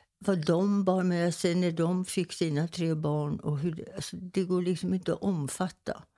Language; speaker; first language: Swedish; native; Swedish